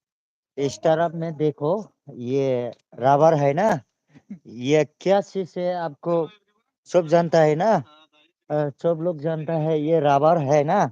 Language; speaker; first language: Hindi; non-native, local second language; Bodo